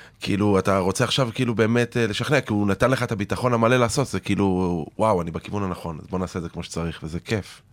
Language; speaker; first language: Hebrew; native; Hebrew